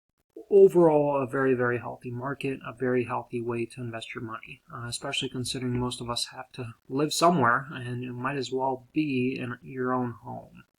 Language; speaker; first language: English; native; English